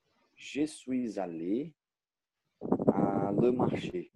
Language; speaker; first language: French; non-native, learner; Portuguese